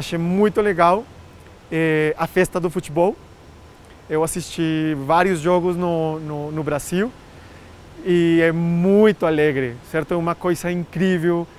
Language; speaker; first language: Portuguese; non-native, fluent; Spanish